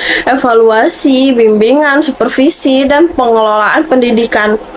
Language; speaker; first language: Indonesian; native; Indonesian